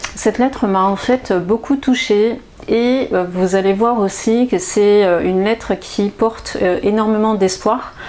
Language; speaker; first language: French; native; French